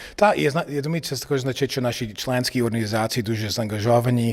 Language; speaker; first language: Ukrainian; early bilingual, heritage; English